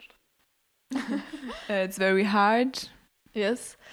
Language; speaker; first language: English; non-native, fluent; German